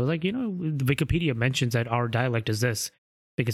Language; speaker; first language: English; non-native, local second language; Punjabi